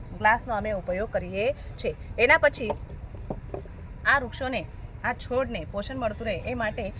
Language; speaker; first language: Gujarati; non-native, local second language; Marathi